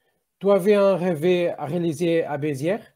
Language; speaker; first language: French; non-native, learner; Portuguese